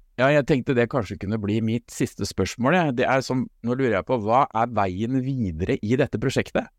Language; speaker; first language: Norwegian; native; Norwegian